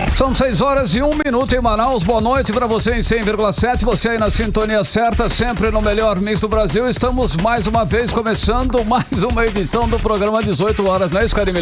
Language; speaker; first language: Portuguese; native; Portuguese